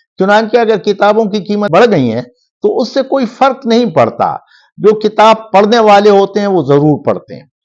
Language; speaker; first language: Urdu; non-native, local second language; Pashto